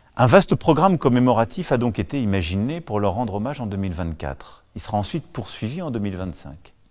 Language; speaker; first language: French; native; French